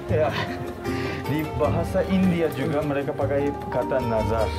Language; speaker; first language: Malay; non-native, fluent; Turkish